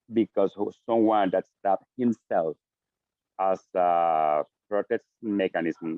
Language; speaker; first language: English; non-native, fluent; Spanish